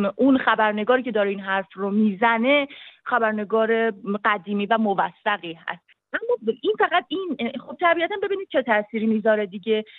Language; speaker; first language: Persian; native; Persian